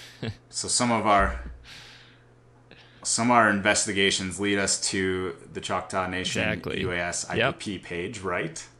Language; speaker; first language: English; native; English